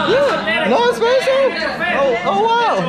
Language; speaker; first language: Spanish; non-native, learner; English